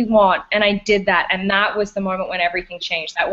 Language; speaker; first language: English; native; English